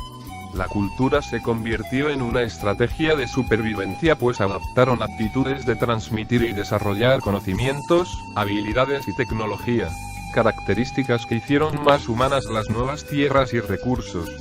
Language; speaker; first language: Spanish; native; Spanish